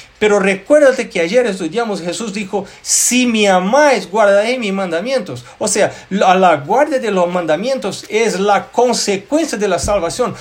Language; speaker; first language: Spanish; non-native, fluent; Portuguese